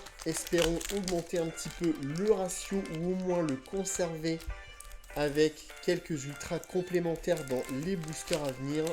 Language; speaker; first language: French; native; French